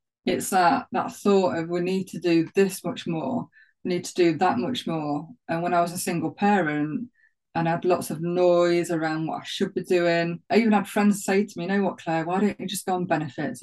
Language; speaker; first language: English; native; English